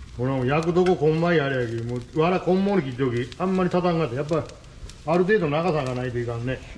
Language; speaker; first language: Japanese; native; Japanese